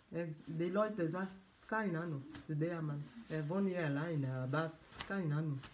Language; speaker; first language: German; non-native, learner; French